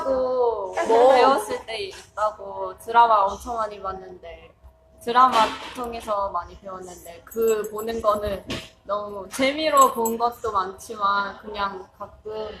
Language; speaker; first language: Korean; non-native, fluent; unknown